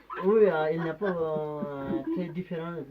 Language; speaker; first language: French; non-native, learner; Nepali